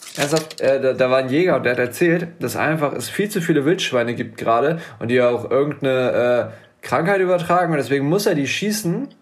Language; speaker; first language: German; native; German